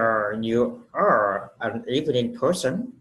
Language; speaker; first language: English; non-native, fluent; Vietnamese